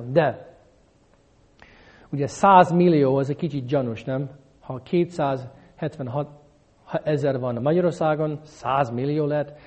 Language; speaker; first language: Hungarian; non-native, fluent; English